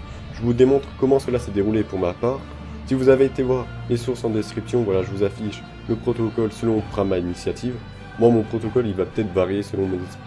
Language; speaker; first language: French; native; French